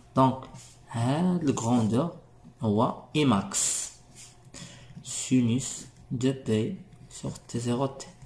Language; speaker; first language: French; non-native, local second language; Arabic